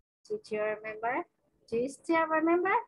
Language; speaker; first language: English; non-native, fluent; Indonesian